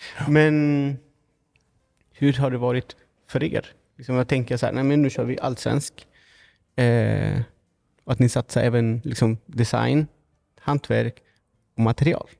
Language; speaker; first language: Swedish; native; Swedish